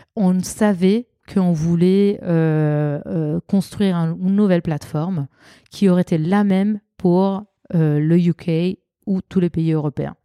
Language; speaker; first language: French; non-native, fluent; Italian